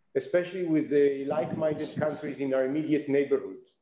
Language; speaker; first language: English; non-native, fluent; Hebrew